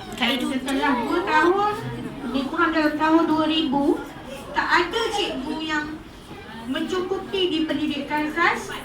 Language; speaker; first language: Malay; native; Malay